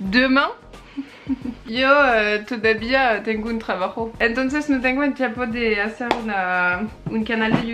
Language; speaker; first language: Spanish; non-native, learner; French